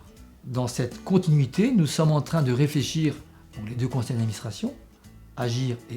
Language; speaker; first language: French; native; French